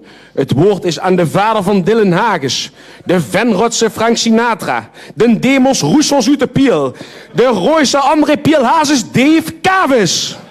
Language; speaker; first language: Dutch; native; Dutch